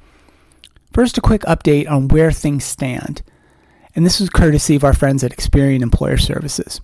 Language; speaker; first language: English; native; English